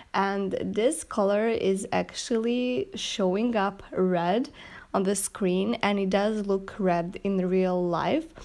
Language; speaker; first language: English; non-native, fluent; Serbian